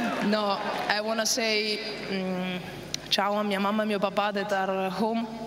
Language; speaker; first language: English; non-native, learner; Italian